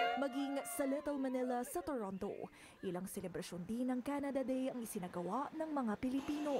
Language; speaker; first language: Filipino; native; Filipino